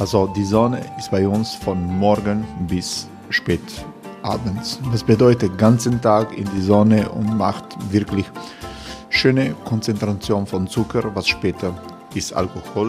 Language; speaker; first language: German; non-native, learner; Croatian